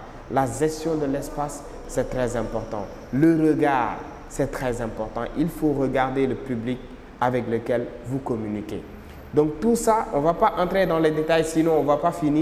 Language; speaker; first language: French; non-native, local second language; Wolof